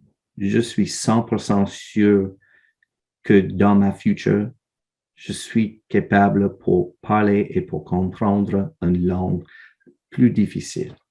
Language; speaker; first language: French; non-native, learner; English